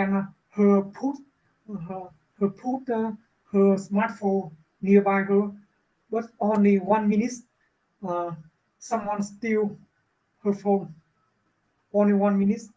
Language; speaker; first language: English; non-native, learner; Vietnamese